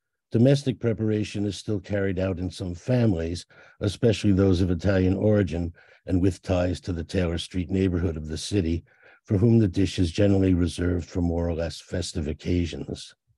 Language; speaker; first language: English; native; English